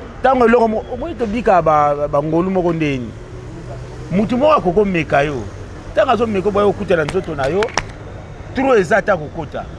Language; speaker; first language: Lingala; native; Lingala